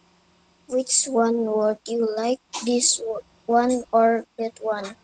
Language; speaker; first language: English; non-native, learner; Indonesian